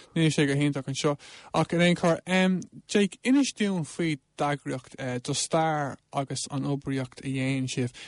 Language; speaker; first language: Irish; non-native, local second language; English